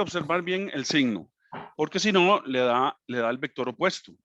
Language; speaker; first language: Spanish; native; Spanish